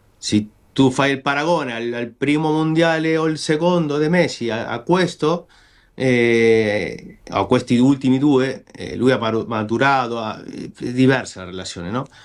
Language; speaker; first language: Italian; non-native, fluent; Spanish